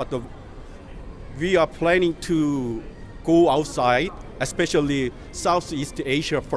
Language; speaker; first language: English; non-native, learner; Korean